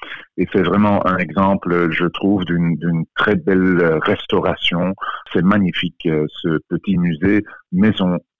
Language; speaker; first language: French; non-native, local second language; Dutch